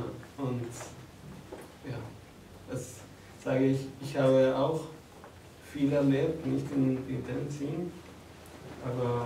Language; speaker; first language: German; non-native, fluent; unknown